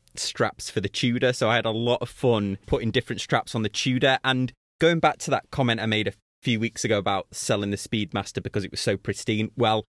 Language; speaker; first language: English; native; English